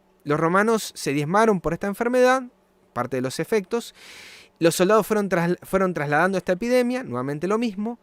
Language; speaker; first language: Spanish; native; Spanish